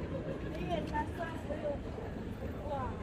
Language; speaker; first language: Italian; non-native, learner; Czech